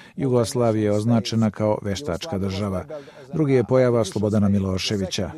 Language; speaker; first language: Bosnian; native; Bosnian